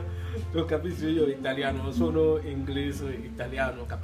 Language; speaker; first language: Italian; non-native, learner; English